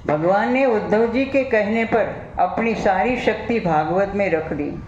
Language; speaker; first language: Hindi; non-native, local second language; Gujarati